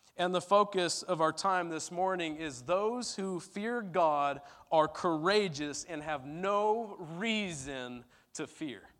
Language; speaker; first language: English; early bilingual, other home language; Turkish